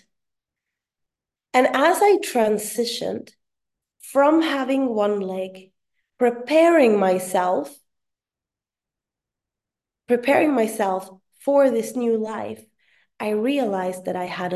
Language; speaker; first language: English; non-native, fluent; Swedish